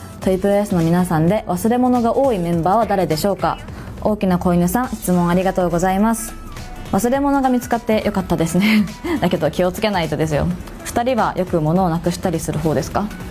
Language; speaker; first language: Japanese; native; Japanese